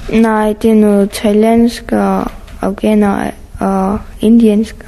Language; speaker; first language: Danish; non-native, learner; Persian